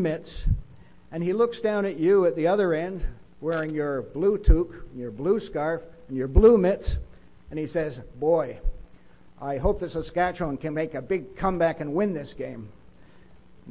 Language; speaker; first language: English; native; English